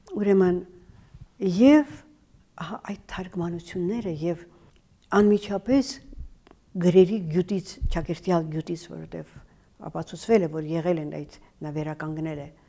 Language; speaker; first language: Armenian; native; Armenian